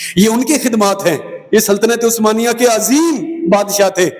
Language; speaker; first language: Urdu; non-native, local second language; Punjabi